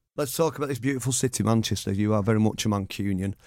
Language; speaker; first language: English; native; English